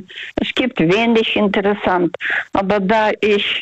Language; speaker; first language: German; non-native, fluent; Russian